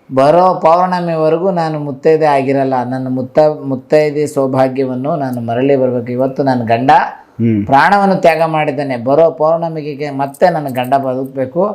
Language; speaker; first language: Kannada; native; Kannada